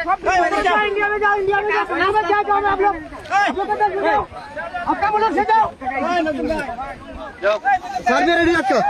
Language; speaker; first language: Hindi; non-native, learner; Bangla